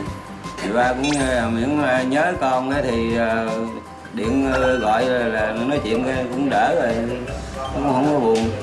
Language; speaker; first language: Vietnamese; native; Vietnamese